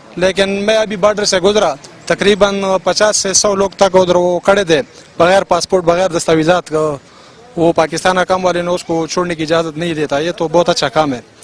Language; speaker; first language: Urdu; non-native, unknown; Pashto